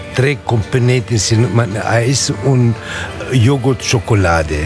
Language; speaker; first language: German; non-native, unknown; Italian